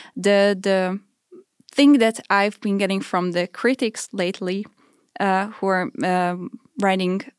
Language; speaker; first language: English; non-native, fluent; Hungarian